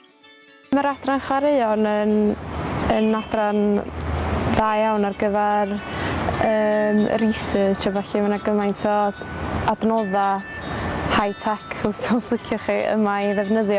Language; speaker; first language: Welsh; native; Welsh